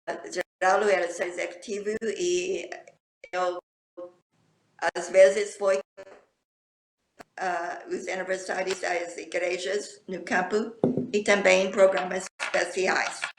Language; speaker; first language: Portuguese; non-native, fluent; English